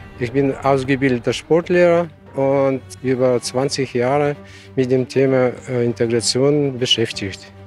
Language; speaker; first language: German; non-native, fluent; Russian